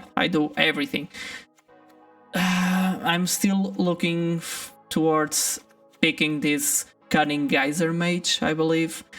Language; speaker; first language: English; non-native, fluent; Portuguese